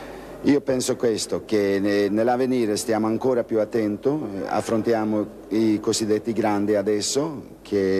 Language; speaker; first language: Italian; non-native, fluent; Swedish